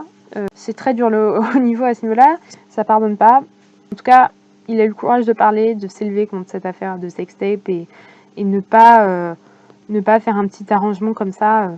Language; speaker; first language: French; native; French